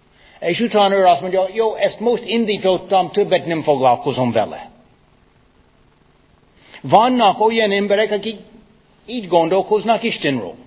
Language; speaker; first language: Hungarian; non-native, fluent; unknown